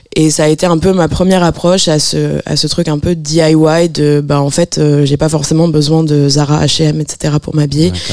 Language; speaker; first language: French; native; French